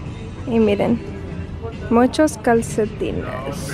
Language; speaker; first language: Spanish; early bilingual, heritage; Spanish